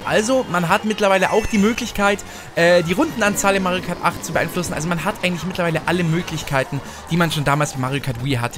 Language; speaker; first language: German; native; German